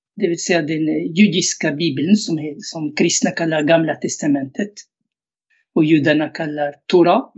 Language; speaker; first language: Swedish; non-native, fluent; Arabic